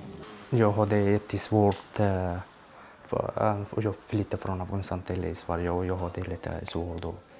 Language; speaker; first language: Swedish; non-native, learner; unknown